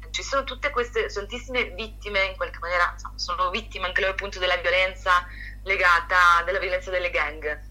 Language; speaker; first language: Italian; native; Italian